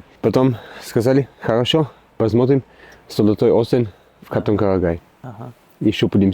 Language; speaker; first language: Russian; non-native, learner; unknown